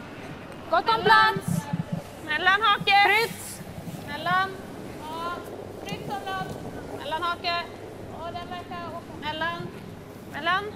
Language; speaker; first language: Swedish; native; Swedish